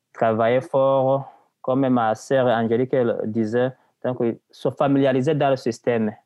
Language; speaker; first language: French; non-native, local second language; Rundi